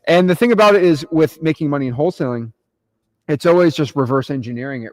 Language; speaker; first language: English; native; English